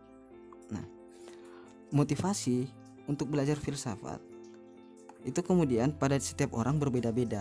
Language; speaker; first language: Indonesian; native; Indonesian